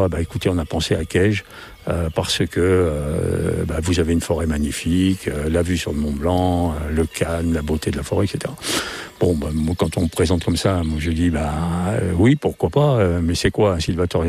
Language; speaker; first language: French; native; French